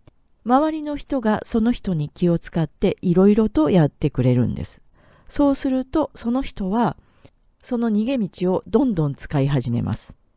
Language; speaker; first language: Japanese; native; Japanese